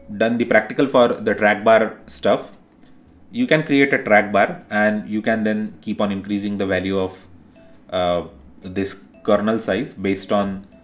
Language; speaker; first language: English; non-native, local second language; Marathi